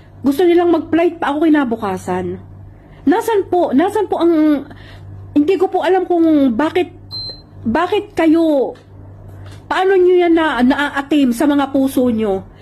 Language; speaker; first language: Filipino; native; Filipino